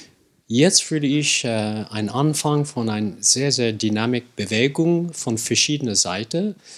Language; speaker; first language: German; non-native, fluent; English